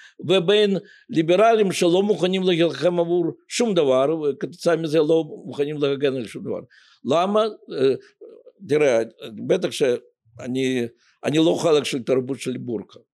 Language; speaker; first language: Hebrew; non-native, fluent; Russian